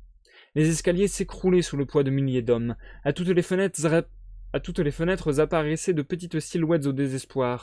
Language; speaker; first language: French; native; French